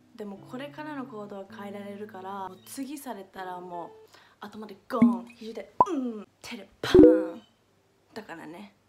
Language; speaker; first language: Japanese; non-native, fluent; English